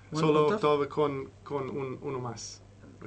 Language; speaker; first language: Spanish; non-native, learner; English